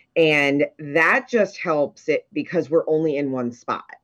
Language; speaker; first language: English; native; English